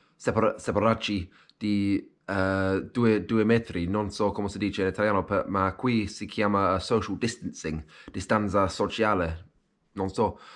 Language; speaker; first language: Italian; non-native, learner; English